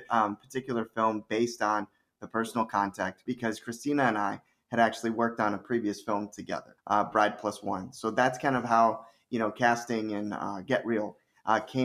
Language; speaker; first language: English; native; English